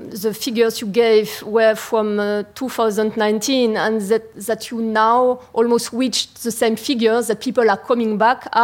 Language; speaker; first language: English; non-native, fluent; French